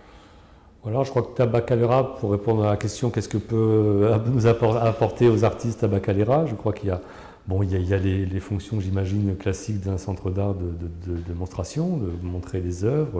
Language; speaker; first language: French; native; French